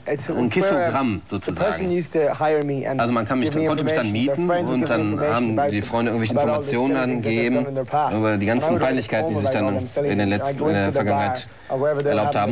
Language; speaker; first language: German; native; German